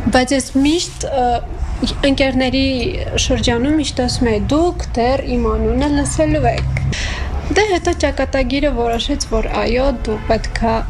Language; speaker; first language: Armenian; native; Armenian